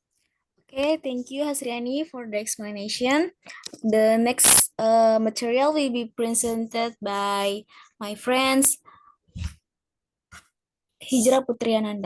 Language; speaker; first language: English; non-native, fluent; Indonesian